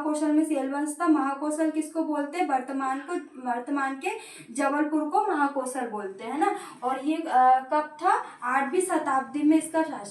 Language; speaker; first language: Hindi; native; Hindi